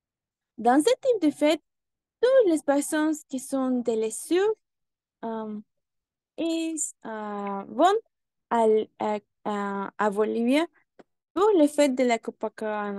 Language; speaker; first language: French; non-native, learner; Spanish